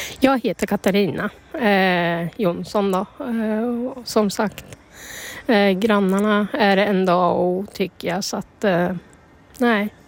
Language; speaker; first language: Swedish; native; Swedish